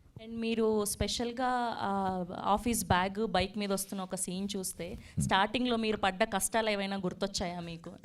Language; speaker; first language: Telugu; native; Telugu